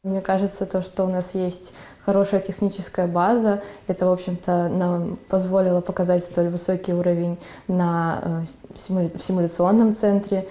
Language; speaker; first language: Russian; native; Russian